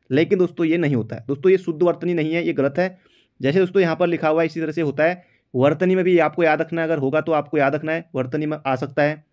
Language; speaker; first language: Hindi; native; Hindi